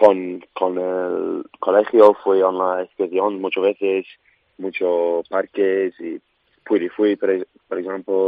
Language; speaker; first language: Spanish; non-native, learner; English